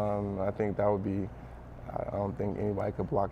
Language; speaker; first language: English; native; English